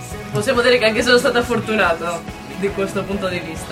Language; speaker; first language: Italian; non-native, fluent; Spanish